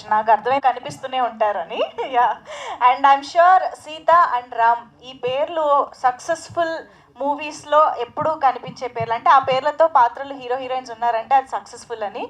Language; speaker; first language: Telugu; native; Telugu